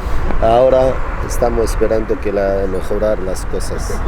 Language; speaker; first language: Spanish; non-native, learner; Arabic